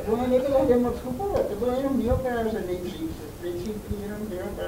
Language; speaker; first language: Czech; early bilingual, heritage; Czech